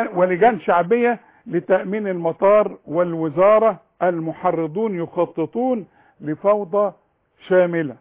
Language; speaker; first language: Arabic; native; Arabic